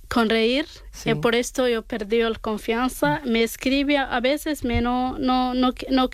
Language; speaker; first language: Spanish; non-native, learner; Arabic